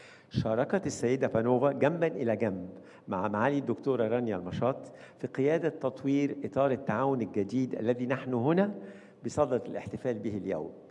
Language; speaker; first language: Arabic; native; Arabic